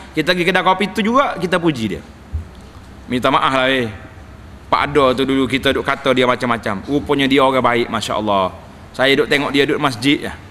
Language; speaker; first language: Malay; native; Malay